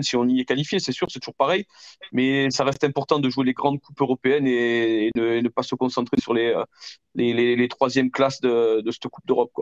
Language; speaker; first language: French; native; French